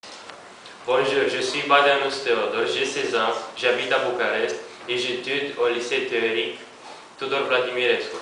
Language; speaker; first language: French; non-native, learner; Romanian